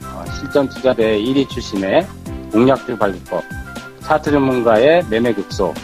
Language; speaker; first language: Korean; native; Korean